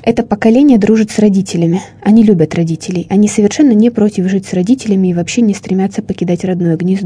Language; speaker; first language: Russian; native; Russian